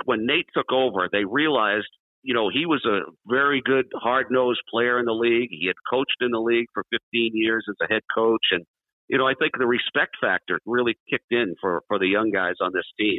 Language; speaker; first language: English; native; English